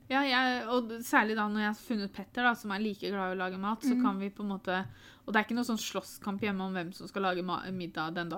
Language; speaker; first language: Norwegian; native; Norwegian